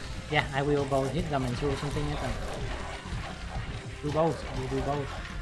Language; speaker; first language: English; non-native, fluent; Vietnamese